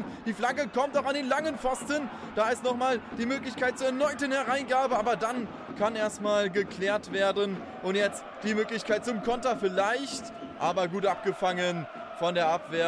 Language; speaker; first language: German; native; German